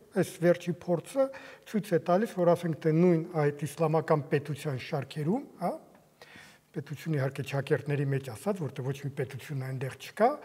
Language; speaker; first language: Armenian; native; Armenian